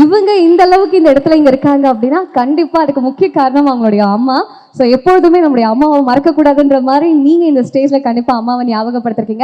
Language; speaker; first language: Tamil; native; Tamil